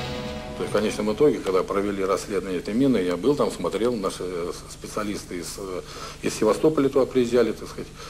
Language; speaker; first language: Russian; native; Russian